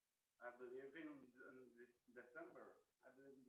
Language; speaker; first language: English; non-native, learner; Spanish